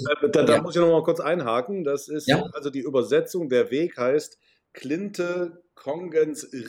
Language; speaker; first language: German; native; German